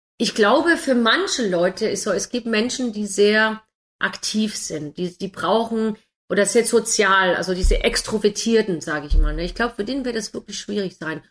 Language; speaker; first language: German; non-native, fluent; English